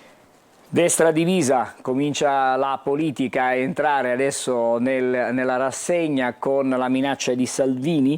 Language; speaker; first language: Italian; native; Italian